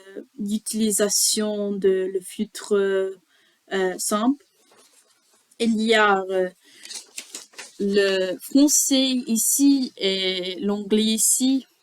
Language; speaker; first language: French; non-native, learner; English